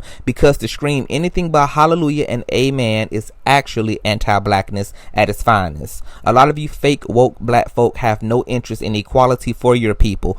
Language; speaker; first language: English; native; English